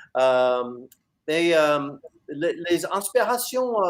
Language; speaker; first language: French; non-native, fluent; English